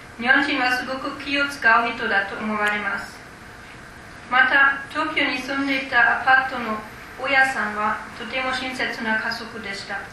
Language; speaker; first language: Japanese; non-native, fluent; German